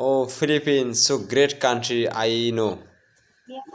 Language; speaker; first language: English; non-native, learner; Bangla